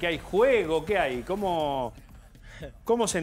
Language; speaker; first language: Spanish; native; Spanish